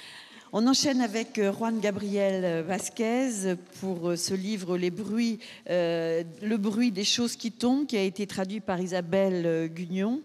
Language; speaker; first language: French; native; French